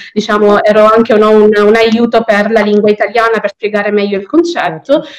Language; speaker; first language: Italian; native; Italian